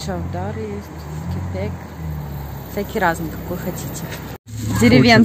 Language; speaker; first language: Russian; native; Russian